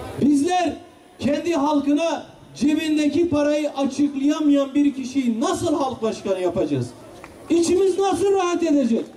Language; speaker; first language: Turkish; non-native, local second language; Kurdish